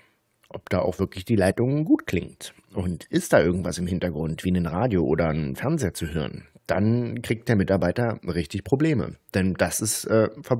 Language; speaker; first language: German; native; German